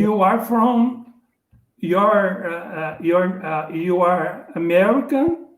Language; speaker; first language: English; non-native, learner; Portuguese